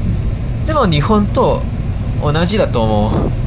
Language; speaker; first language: Japanese; non-native, fluent; English